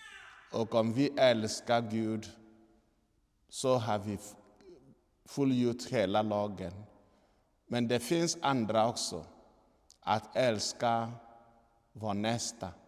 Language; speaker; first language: Swedish; non-native, fluent; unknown